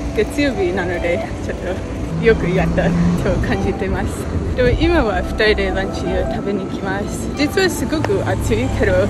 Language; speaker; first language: Japanese; non-native, fluent; English